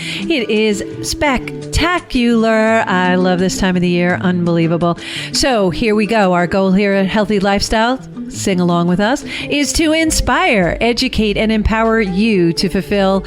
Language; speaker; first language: English; native; English